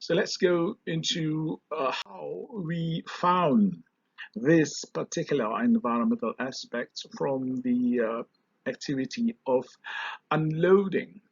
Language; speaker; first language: English; non-native, local second language; Malay